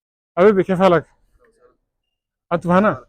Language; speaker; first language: Arabic; non-native, learner; Oromo